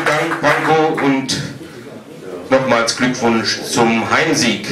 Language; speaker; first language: German; native; German